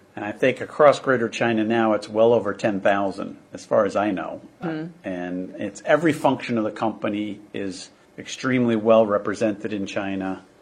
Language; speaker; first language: English; native; English